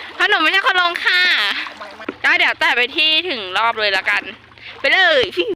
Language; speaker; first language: Thai; native; Thai